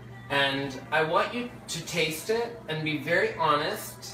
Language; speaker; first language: English; native; English